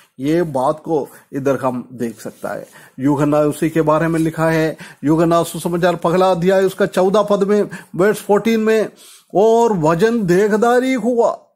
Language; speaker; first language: Hindi; non-native, local second language; Malayalam